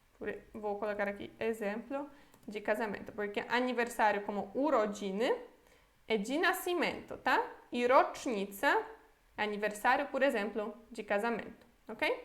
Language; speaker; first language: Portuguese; non-native, fluent; Polish